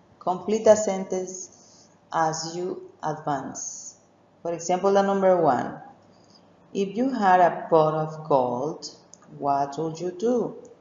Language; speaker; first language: English; non-native, fluent; Spanish